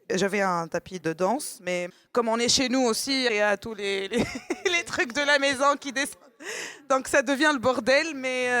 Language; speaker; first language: French; non-native, local second language; Arabic